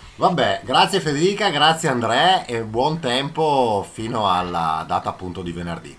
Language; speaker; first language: Italian; native; Italian